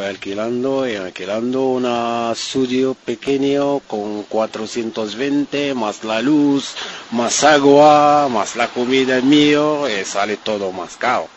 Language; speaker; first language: Spanish; non-native, learner; Arabic